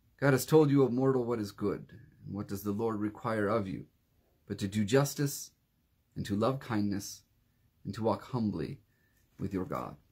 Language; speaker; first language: English; native; English